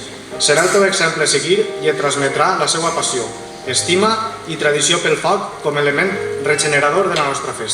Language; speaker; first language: Catalan; native; Catalan